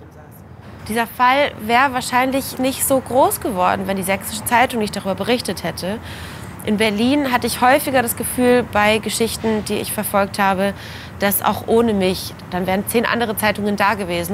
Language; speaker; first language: German; native; German